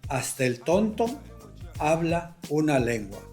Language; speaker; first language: Spanish; non-native, local second language; Quechua